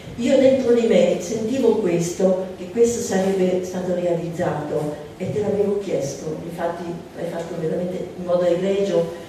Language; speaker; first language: Italian; non-native, local second language; German